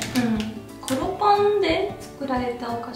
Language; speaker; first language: Japanese; non-native, learner; Russian